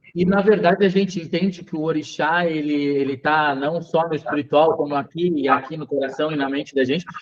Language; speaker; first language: Portuguese; native; Portuguese